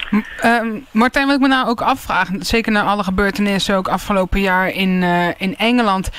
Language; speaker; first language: Dutch; native; Dutch